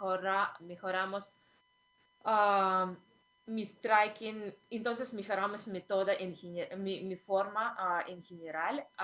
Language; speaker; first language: Spanish; non-native, fluent; Russian